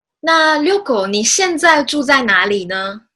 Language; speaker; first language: Chinese; native; Chinese